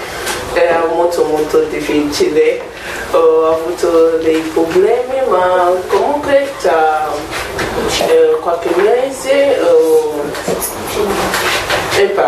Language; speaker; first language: Italian; non-native, learner; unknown